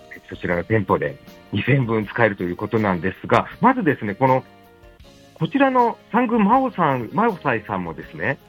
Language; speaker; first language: Japanese; native; Japanese